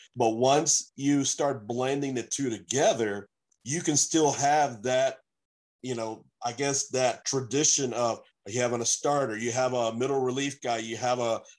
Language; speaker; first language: English; native; English